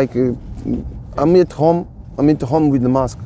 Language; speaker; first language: English; non-native, fluent; Portuguese